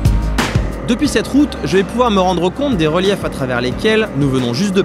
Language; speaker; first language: French; native; French